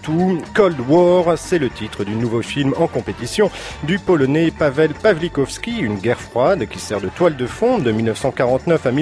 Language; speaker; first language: French; native; French